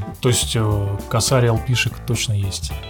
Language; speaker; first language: Russian; native; Russian